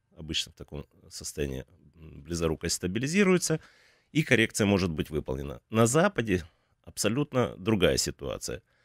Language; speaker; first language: Russian; native; Russian